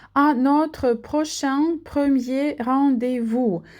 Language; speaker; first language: French; non-native, fluent; Ukrainian